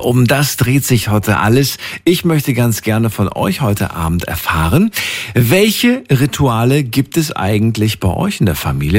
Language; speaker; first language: German; native; German